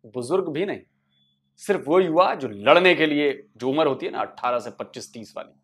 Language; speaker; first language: Hindi; native; Hindi